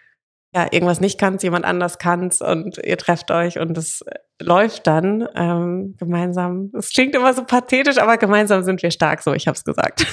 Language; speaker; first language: German; native; German